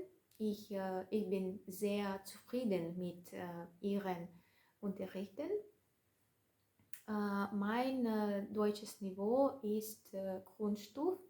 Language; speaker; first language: German; non-native, learner; Russian